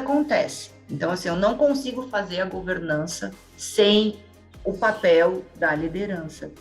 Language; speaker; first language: Portuguese; native; Portuguese